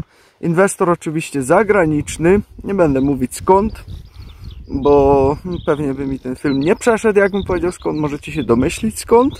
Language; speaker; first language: Polish; native; Polish